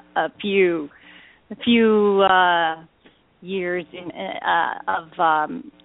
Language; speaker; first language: English; native; English